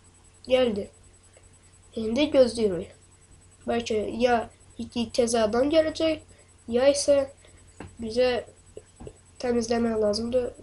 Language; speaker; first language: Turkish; non-native, learner; Azerbaijani